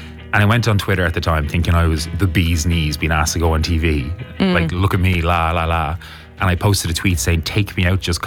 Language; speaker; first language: English; native; English